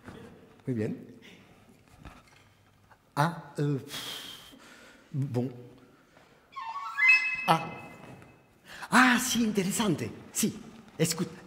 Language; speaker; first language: Spanish; non-native, learner; French